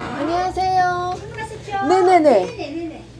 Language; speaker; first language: Korean; non-native, fluent; Polish